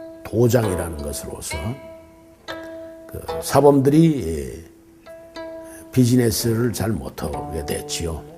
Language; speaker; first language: Korean; native; Korean